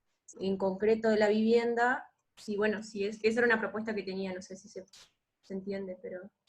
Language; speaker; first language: Spanish; native; Spanish